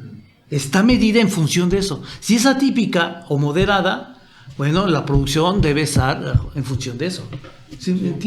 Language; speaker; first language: Spanish; native; Spanish